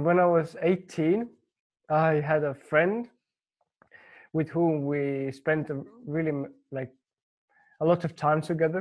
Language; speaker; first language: English; non-native, fluent; Estonian